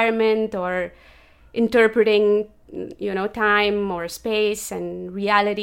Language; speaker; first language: English; non-native, local second language; Urdu